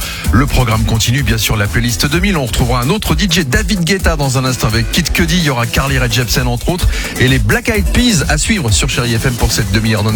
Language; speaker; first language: French; native; French